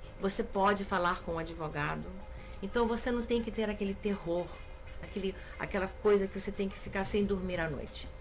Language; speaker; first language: Portuguese; native; Portuguese